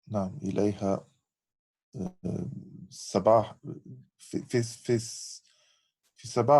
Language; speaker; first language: Arabic; non-native, learner; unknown